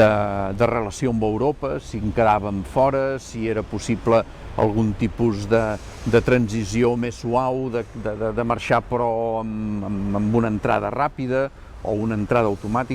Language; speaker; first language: Catalan; native; Catalan